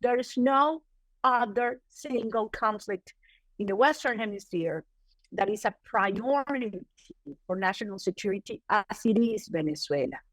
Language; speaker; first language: English; non-native, fluent; Spanish